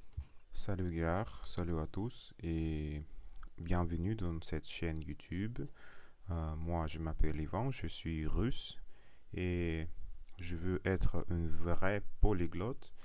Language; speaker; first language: French; non-native, learner; Russian